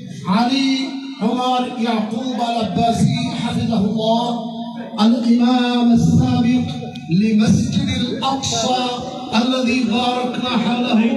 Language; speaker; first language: Arabic; non-native, fluent; Bangla